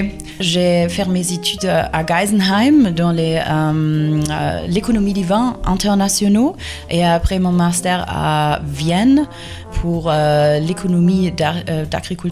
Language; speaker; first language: French; non-native, fluent; German